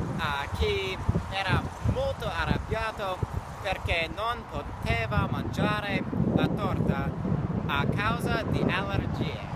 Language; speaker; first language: Italian; non-native, learner; English